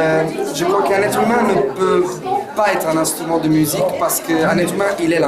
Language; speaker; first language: French; non-native, fluent; Italian